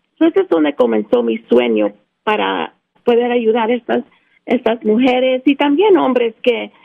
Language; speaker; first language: Spanish; early bilingual, heritage; Spanish